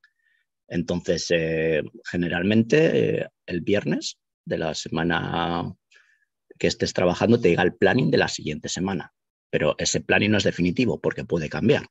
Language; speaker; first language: Spanish; native; Spanish